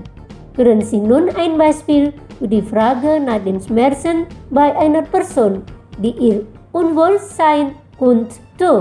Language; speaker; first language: German; non-native, fluent; Indonesian